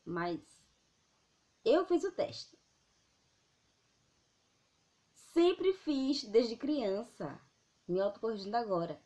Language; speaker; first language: Portuguese; native; Portuguese